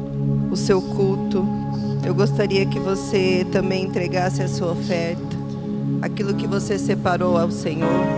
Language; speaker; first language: Portuguese; native; Portuguese